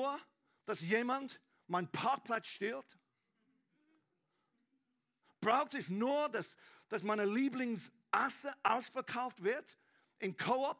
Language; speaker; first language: German; non-native, learner; English